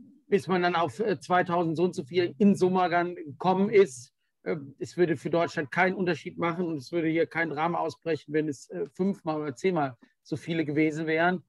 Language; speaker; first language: German; native; German